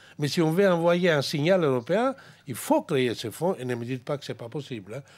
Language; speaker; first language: French; non-native, fluent; Greek